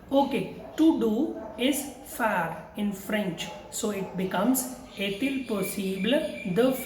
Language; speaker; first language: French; non-native, fluent; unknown